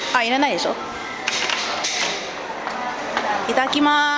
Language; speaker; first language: Japanese; non-native, learner; English